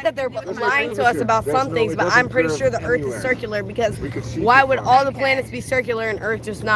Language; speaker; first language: English; native; English